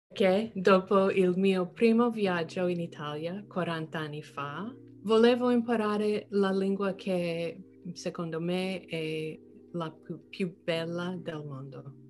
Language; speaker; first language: Italian; non-native, fluent; English